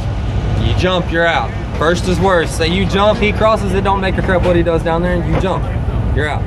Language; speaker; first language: English; native; English